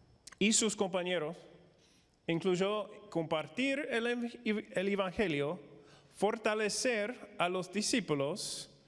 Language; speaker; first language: Spanish; non-native, fluent; English